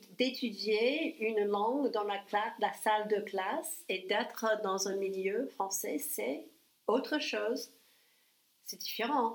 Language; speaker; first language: French; non-native, fluent; English